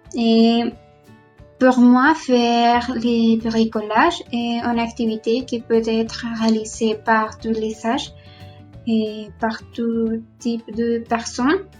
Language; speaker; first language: French; non-native, learner; Spanish